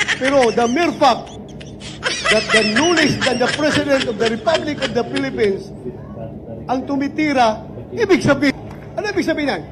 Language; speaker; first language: Filipino; non-native, local second language; Cebuano